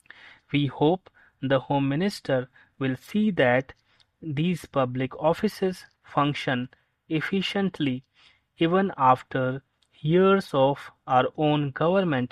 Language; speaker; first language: English; non-native, local second language; Hindi